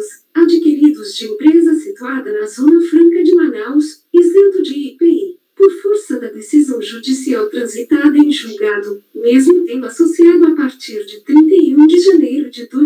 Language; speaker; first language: Portuguese; native; Portuguese